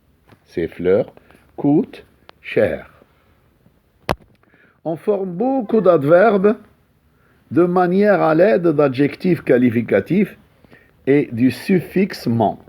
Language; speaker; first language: French; non-native, local second language; Arabic